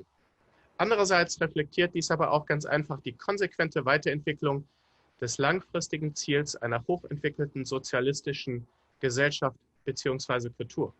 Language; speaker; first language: German; native; German